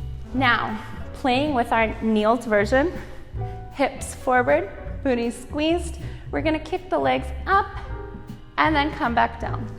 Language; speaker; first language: English; native; English